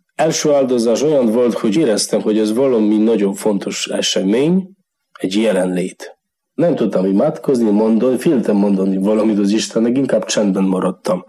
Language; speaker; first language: Hungarian; non-native, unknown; Polish